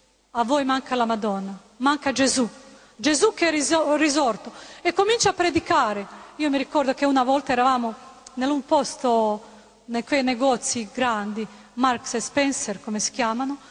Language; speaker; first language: Italian; non-native, fluent; Croatian